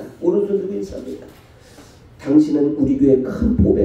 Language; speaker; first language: Korean; native; Korean